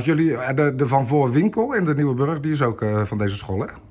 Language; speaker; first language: Dutch; native; Dutch